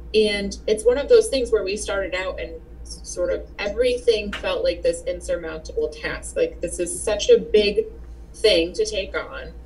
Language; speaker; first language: English; native; English